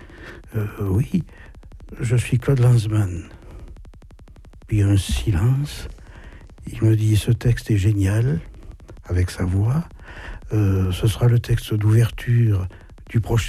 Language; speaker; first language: French; native; French